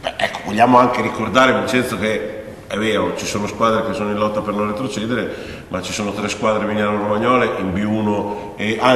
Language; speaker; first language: Italian; native; Italian